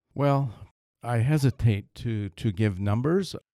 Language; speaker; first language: English; native; English